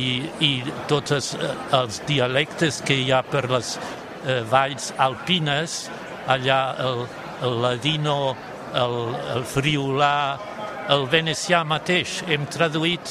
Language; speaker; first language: Catalan; non-native, fluent; German